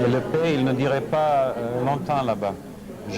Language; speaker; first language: French; non-native, fluent; Serbian